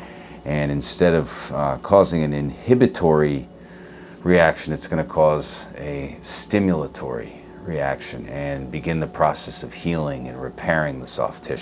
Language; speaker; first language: English; native; English